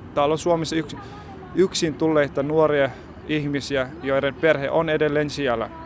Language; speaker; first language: Finnish; non-native, fluent; Persian